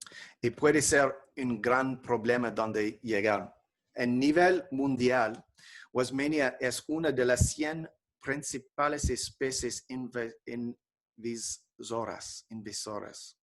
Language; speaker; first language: Spanish; non-native, fluent; English